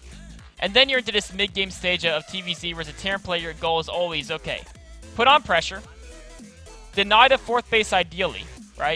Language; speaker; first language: English; native; English